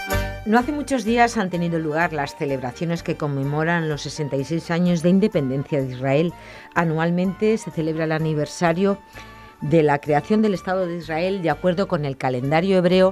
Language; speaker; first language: Spanish; native; Spanish